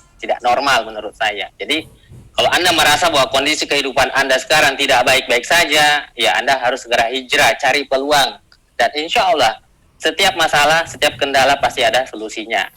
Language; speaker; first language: Indonesian; non-native, local second language; Buginese